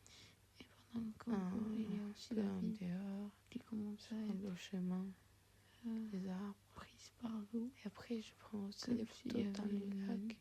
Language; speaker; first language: French; non-native, fluent; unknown